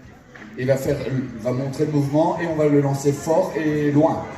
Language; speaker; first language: French; native; French